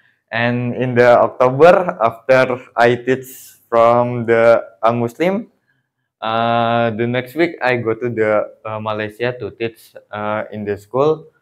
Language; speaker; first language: English; non-native, learner; Indonesian